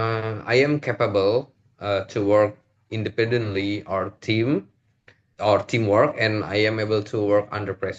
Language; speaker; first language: English; non-native, learner; Indonesian